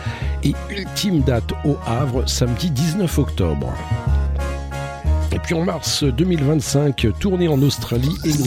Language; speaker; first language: French; native; French